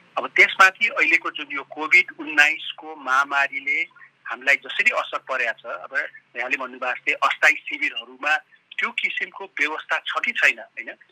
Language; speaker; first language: Nepali; native; Nepali